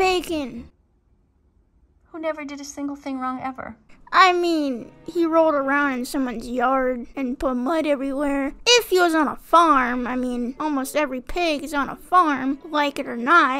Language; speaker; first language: English; native; English